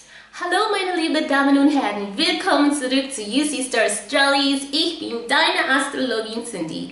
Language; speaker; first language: German; non-native, fluent; English